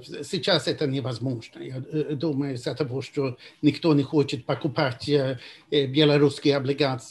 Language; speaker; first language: Russian; non-native, fluent; Swedish